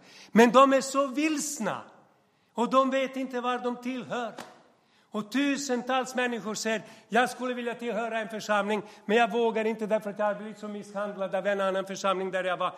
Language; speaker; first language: Swedish; non-native, fluent; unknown